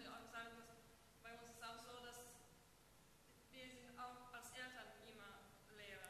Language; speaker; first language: German; non-native, learner; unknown